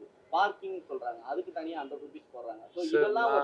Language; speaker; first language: Tamil; native; Tamil